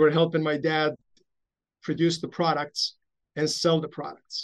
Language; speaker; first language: English; early bilingual, other home language; Romanian